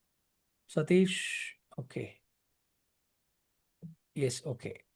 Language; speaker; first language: English; non-native, local second language; Telugu